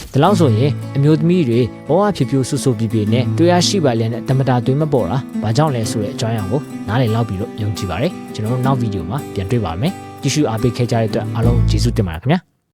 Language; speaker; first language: Burmese; non-native, local second language; Shan